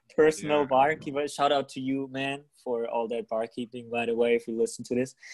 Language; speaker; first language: English; non-native, fluent; German